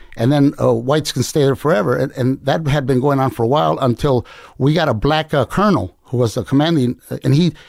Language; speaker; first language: English; native; English